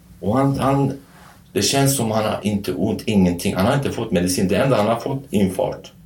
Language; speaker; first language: Swedish; non-native, fluent; Kurdish